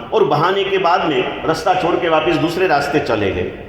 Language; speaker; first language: Hindi; non-native, local second language; Gujarati